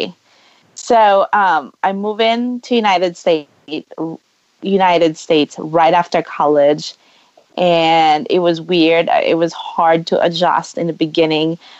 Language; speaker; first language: English; non-native, local second language; Cebuano